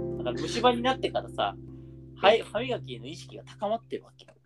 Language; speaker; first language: Japanese; native; Japanese